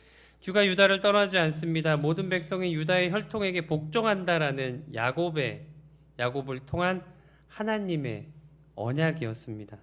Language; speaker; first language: Korean; native; Korean